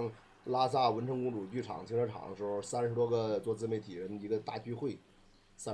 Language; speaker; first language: Chinese; native; Chinese